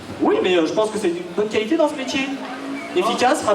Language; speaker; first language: French; native; French